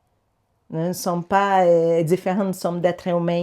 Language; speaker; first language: French; non-native, learner; Portuguese